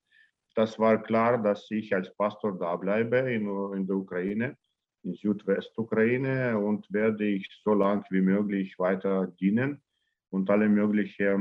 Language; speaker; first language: German; non-native, learner; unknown